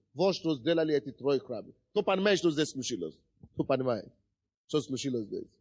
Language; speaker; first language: Russian; non-native, fluent; Yoruba